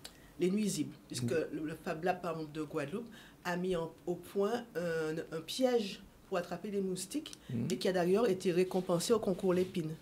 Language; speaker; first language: French; native; French